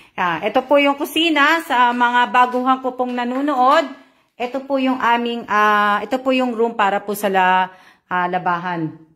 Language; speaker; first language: Filipino; native; Filipino